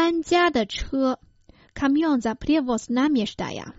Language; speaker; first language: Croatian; non-native, fluent; Chinese